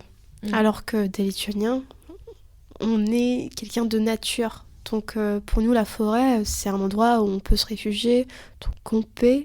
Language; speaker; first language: French; early bilingual, other home language; Lithuanian